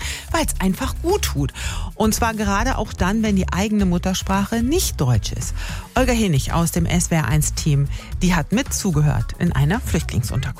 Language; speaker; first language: German; native; German